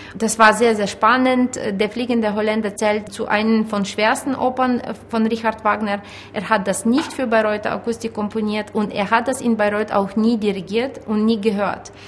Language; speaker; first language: German; non-native, fluent; Ukrainian